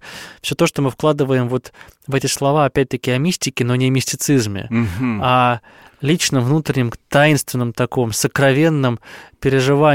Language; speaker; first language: Russian; native; Russian